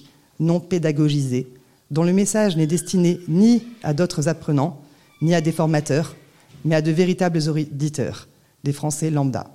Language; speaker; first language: French; native; French